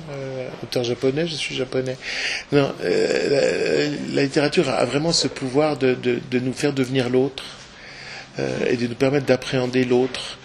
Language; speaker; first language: French; native; French